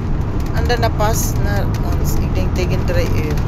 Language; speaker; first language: Dutch; non-native, learner; Filipino